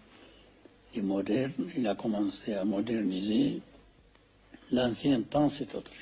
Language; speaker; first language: French; non-native, fluent; Amharic